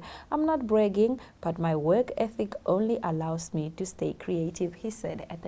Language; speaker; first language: English; native; English